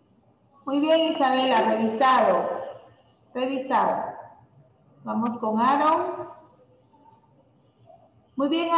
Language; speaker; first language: Spanish; native; Spanish